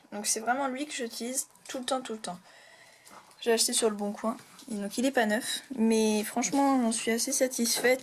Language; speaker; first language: French; native; French